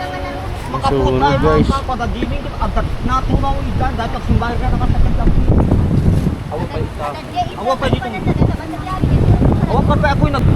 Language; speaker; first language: Filipino; non-native, local second language; Iloko